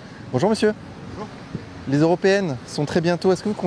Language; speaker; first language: French; native; French